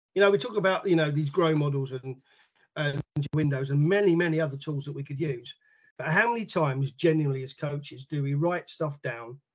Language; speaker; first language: English; native; English